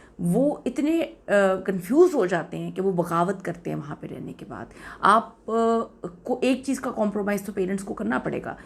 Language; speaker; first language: Urdu; native; Urdu